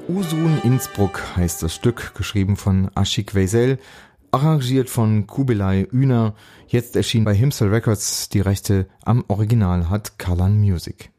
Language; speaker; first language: German; native; German